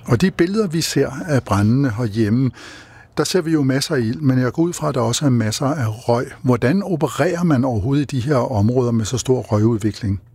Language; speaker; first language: Danish; native; Danish